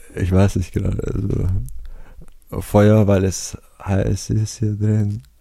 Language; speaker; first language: German; early bilingual, other home language; Chechen